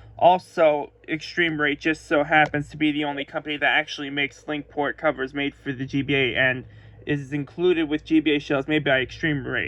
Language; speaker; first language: English; native; English